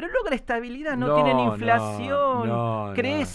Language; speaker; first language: Spanish; native; Spanish